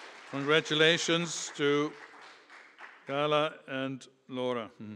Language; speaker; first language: English; non-native, fluent; Dutch